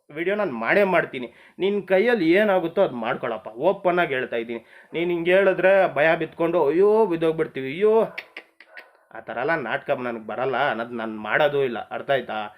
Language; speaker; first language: Kannada; non-native, local second language; Marathi